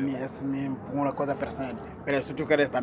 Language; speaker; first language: Spanish; non-native, learner; Portuguese